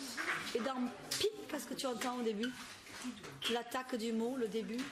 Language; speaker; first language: French; native; French